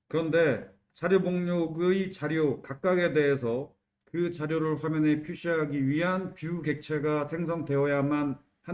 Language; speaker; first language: Korean; native; Korean